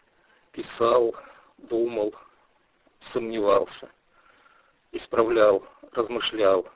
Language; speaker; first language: Russian; native; Russian